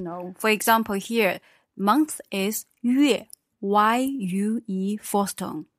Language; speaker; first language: English; non-native, fluent; Chinese